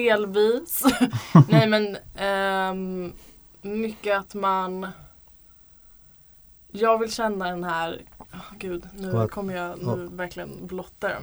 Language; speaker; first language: Swedish; native; Swedish